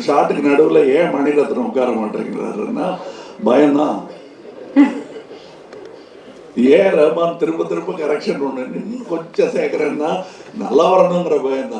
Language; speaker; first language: Tamil; native; Tamil